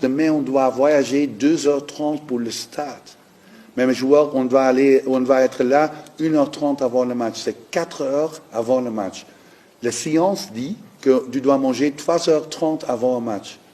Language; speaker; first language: French; non-native, fluent; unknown